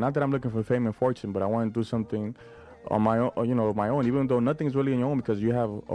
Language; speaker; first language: English; native; English